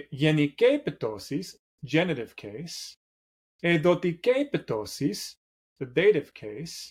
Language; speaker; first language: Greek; non-native, learner; English